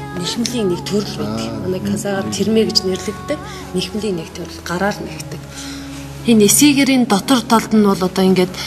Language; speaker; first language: Mongolian; non-native, local second language; Kazakh